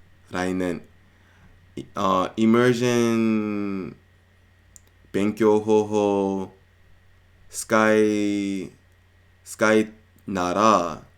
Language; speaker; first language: Japanese; non-native, learner; English